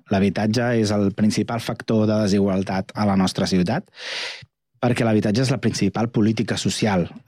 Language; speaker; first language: Catalan; native; Catalan